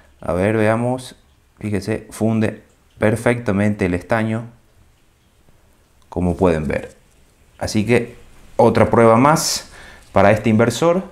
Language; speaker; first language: Spanish; native; Spanish